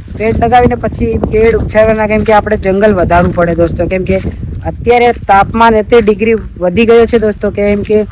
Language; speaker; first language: Gujarati; non-native, local second language; Bhili